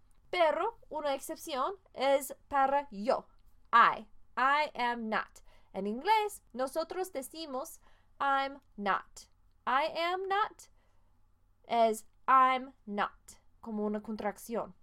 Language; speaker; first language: Spanish; non-native, fluent; English